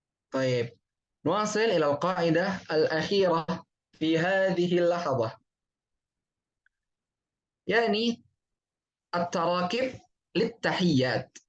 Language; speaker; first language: Arabic; non-native, fluent; Indonesian